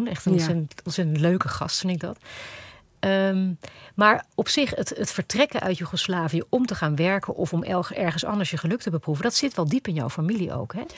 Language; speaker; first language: Dutch; native; Dutch